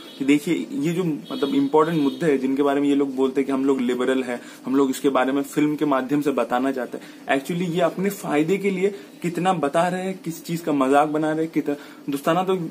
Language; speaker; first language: Hindi; non-native, local second language; Bangla